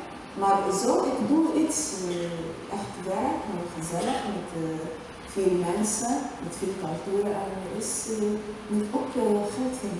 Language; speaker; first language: Dutch; non-native, learner; Arabic